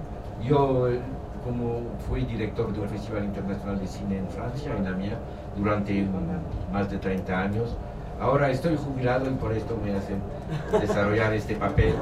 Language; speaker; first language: Spanish; non-native, fluent; French